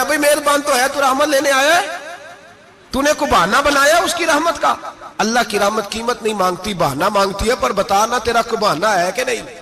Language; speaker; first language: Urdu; non-native, local second language; Punjabi